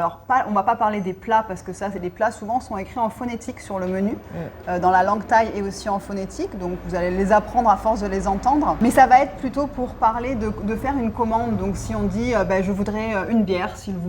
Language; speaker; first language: French; native; French